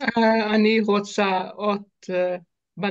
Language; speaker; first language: Hebrew; non-native, learner; Dutch